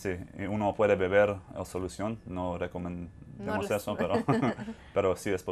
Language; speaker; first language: Spanish; non-native, fluent; English